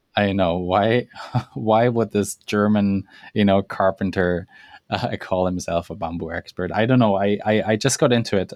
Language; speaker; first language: English; non-native, fluent; German